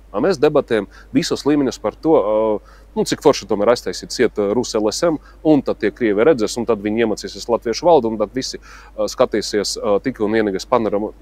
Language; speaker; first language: Latvian; non-native, local second language; Russian